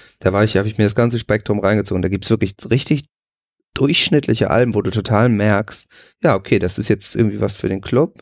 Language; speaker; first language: German; native; German